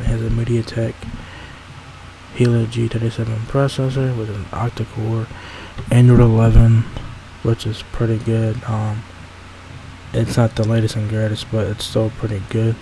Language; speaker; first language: English; native; English